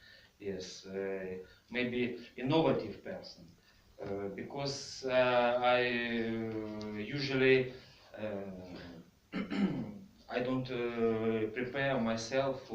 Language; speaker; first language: English; non-native, fluent; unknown